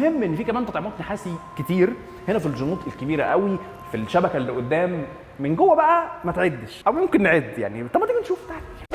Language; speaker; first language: Arabic; native; Arabic